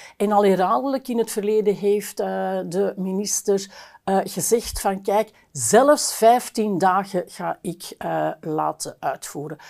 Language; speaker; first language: Dutch; native; Dutch